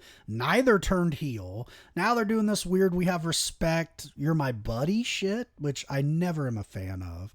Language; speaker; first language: English; native; English